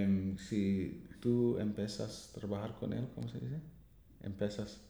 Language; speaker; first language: Spanish; non-native, learner; English